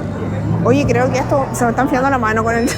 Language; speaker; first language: Spanish; native; Spanish